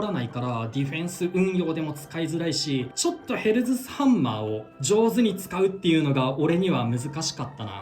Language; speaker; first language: Japanese; native; Japanese